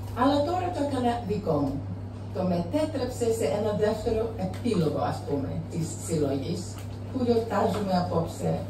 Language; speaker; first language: Greek; non-native, fluent; English